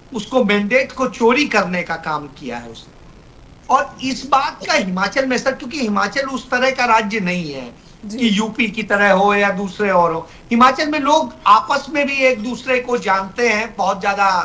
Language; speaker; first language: Hindi; native; Hindi